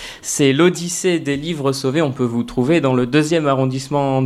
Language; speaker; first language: French; native; French